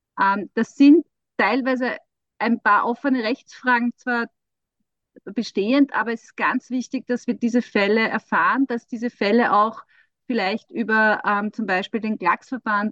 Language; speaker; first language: German; native; German